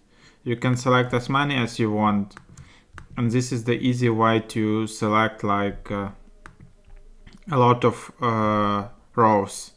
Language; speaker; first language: English; non-native, fluent; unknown